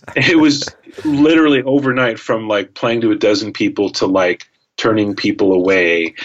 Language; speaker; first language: English; native; English